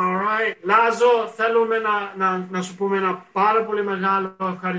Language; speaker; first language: Greek; early bilingual, heritage; Greek